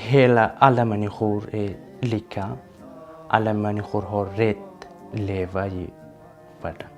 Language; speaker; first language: Swedish; non-native, learner; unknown